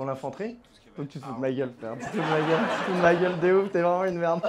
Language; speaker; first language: French; native; French